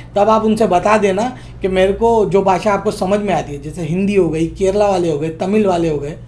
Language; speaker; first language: Hindi; non-native, local second language; Urdu